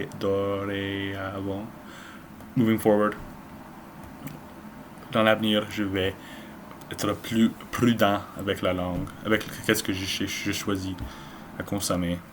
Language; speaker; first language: French; non-native, learner; English